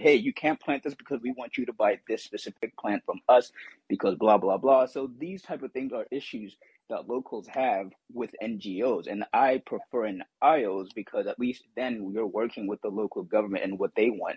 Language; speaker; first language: English; non-native, local second language; Somali